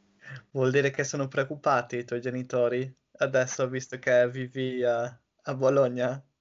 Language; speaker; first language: Italian; non-native, fluent; English